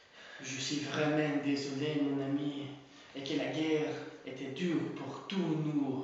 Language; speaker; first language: French; non-native, learner; English